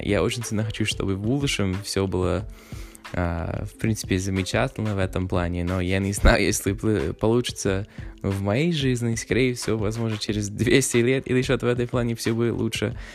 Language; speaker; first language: Russian; non-native, fluent; English